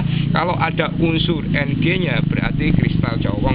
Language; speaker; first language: Indonesian; non-native, local second language; Javanese